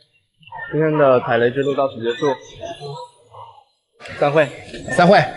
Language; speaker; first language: Chinese; native; Chinese